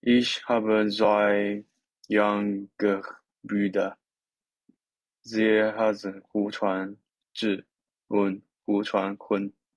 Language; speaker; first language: German; non-native, learner; Chinese